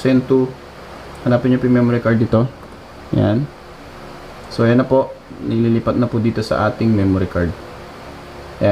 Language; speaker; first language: Filipino; native; Filipino